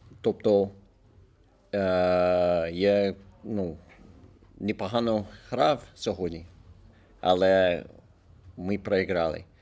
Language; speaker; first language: Ukrainian; non-native, local second language; Russian